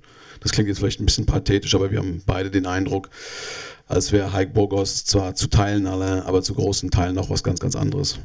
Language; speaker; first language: German; native; German